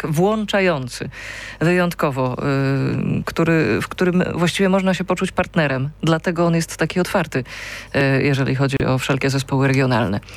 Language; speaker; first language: Polish; native; Polish